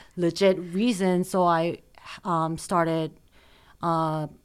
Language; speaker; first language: English; early bilingual, other home language; Korean